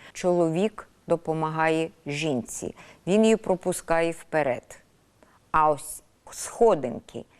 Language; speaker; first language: Ukrainian; native; Ukrainian